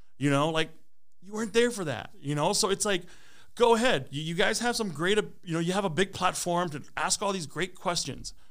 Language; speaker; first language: English; early bilingual, other home language; Hmong